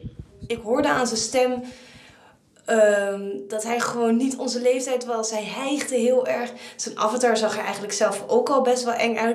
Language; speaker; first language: Dutch; native; Dutch